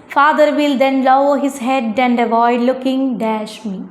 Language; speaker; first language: English; non-native, local second language; Malayalam